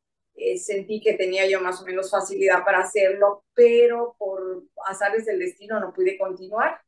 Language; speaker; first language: Spanish; native; Spanish